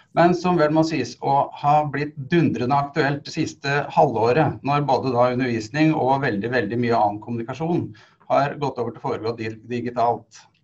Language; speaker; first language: Norwegian; native; Norwegian